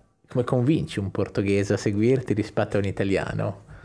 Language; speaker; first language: Italian; native; Italian